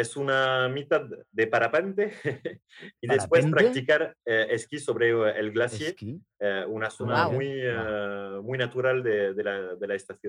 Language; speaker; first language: Spanish; non-native, learner; French